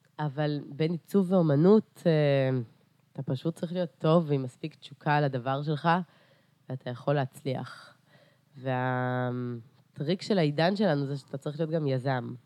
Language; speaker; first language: Hebrew; early bilingual, other home language; Russian